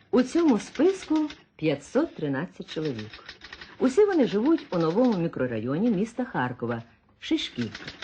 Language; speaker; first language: Ukrainian; native; Ukrainian